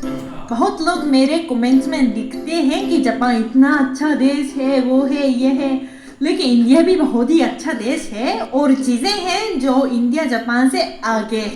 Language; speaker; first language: Hindi; non-native, fluent; Japanese